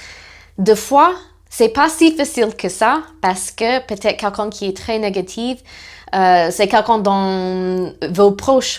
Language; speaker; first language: French; non-native, fluent; English